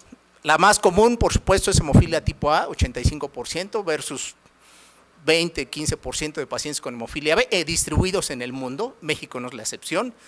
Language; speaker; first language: Spanish; native; Spanish